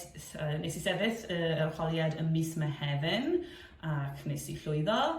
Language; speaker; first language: Welsh; non-native, fluent; English